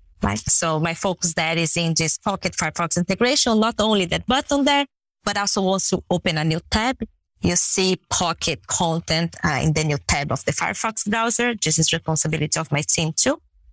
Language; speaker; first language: English; non-native, fluent; Portuguese